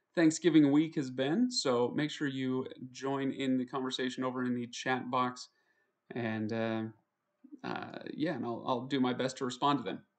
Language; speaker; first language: English; native; English